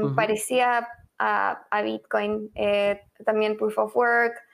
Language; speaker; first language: Spanish; native; Spanish